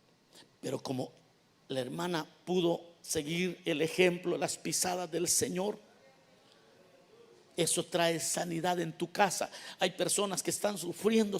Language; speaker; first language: Spanish; native; Spanish